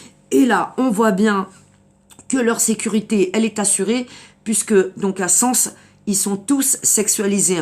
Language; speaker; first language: French; native; French